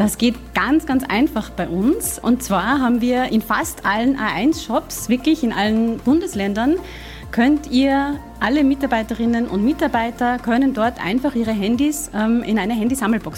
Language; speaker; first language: German; native; German